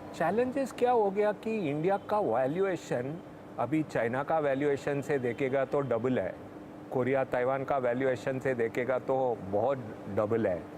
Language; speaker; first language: Hindi; non-native, local second language; Tamil